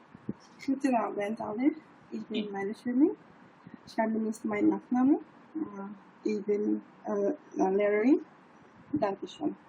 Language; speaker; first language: German; non-native, learner; Bangla